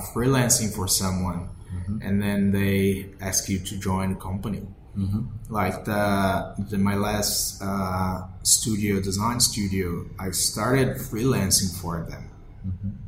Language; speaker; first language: English; non-native, fluent; Portuguese